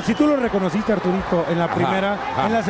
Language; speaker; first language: Spanish; native; Spanish